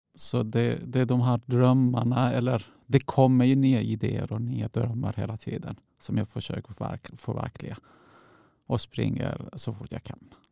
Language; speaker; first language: Swedish; non-native, fluent; Persian